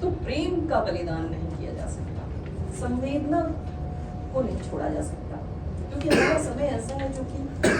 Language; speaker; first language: Hindi; native; Hindi